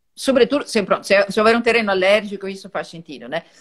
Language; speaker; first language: Portuguese; non-native, fluent; Italian